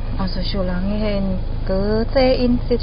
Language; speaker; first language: German; non-native, learner; Thai